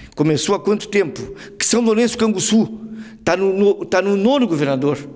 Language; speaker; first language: Portuguese; native; Portuguese